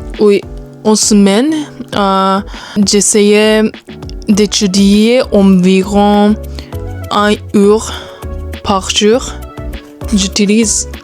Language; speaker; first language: French; non-native, learner; Japanese